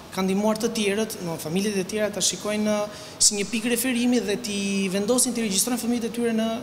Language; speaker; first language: Albanian; non-native, local second language; Romany